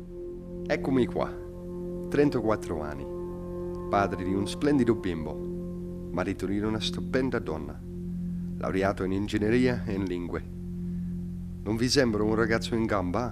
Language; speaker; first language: Italian; non-native, fluent; Dutch